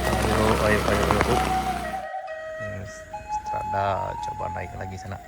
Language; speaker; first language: Indonesian; non-native, local second language; Minangkabau